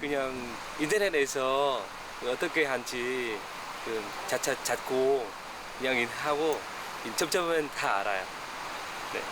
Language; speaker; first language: Korean; non-native, learner; Vietnamese